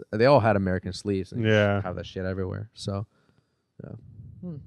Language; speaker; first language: English; early bilingual, other home language; Spanish